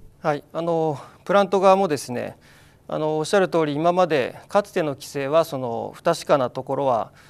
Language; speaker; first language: Japanese; native; Japanese